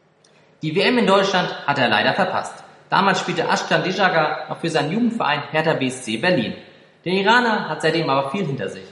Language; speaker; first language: German; native; German